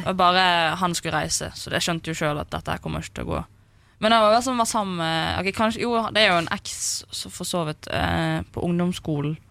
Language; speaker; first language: Norwegian; native; Norwegian